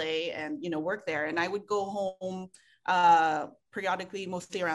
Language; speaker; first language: English; non-native, local second language; Filipino